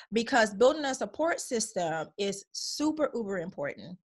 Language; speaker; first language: English; native; English